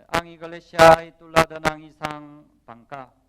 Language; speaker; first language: Filipino; non-native, learner; Korean